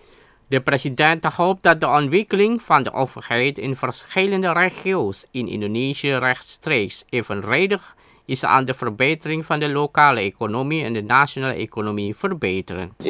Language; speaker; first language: Dutch; non-native, learner; Indonesian